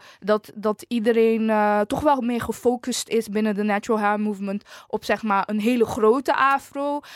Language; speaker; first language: Dutch; early bilingual, other home language; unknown